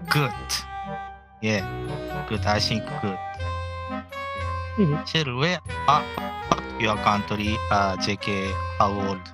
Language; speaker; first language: English; non-native, learner; Japanese